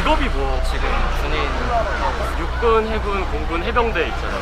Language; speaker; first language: Korean; native; Korean